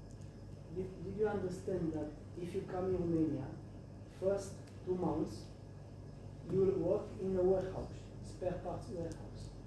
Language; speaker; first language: English; non-native, fluent; Romanian